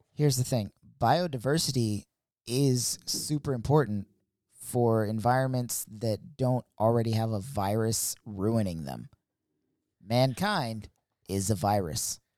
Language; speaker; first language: English; native; English